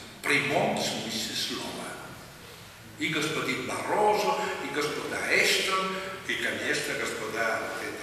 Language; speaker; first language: Russian; non-native, fluent; Italian